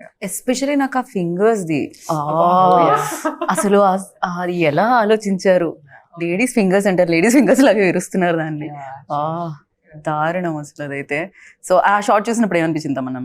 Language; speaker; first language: Telugu; native; Telugu